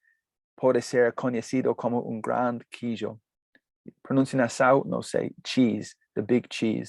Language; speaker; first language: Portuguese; non-native, learner; English